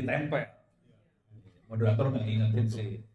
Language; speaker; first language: Indonesian; native; Indonesian